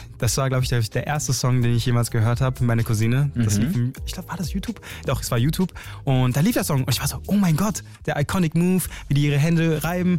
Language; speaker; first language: German; early bilingual, other home language; Chinese